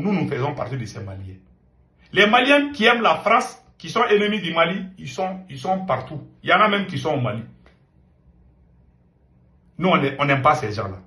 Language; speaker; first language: French; non-native, local second language; Bambara